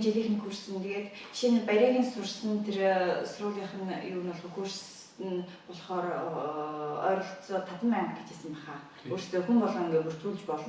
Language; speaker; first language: Mongolian; native; Mongolian